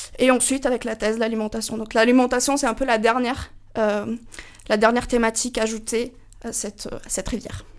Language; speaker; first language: French; non-native, fluent; Portuguese